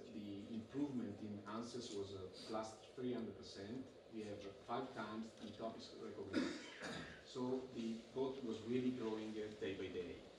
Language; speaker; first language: English; non-native, fluent; Italian